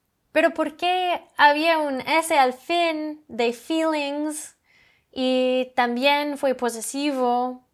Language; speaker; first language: Spanish; non-native, fluent; English